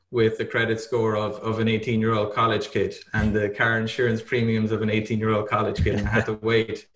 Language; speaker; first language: English; native; English